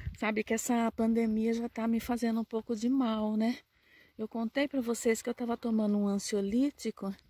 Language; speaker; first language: Portuguese; native; Portuguese